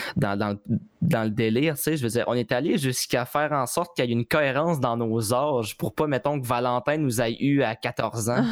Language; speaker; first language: French; native; French